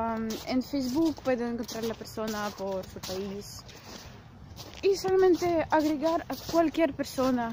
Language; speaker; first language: Spanish; non-native, fluent; Russian